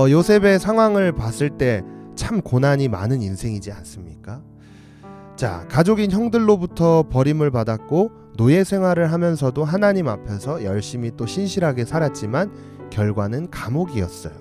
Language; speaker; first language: Korean; native; Korean